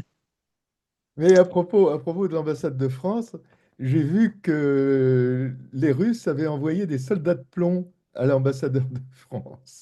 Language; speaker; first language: French; native; French